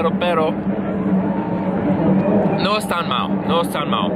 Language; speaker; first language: Spanish; non-native, learner; English